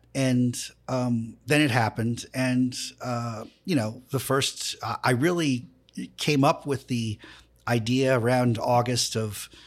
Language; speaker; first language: English; native; English